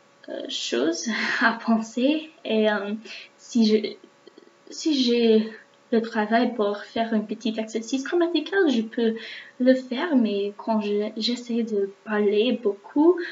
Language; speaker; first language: French; non-native, learner; English